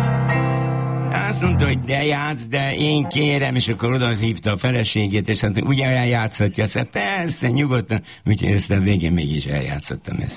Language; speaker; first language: Hungarian; native; Hungarian